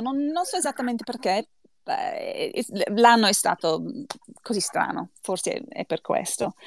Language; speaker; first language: Italian; non-native, learner; English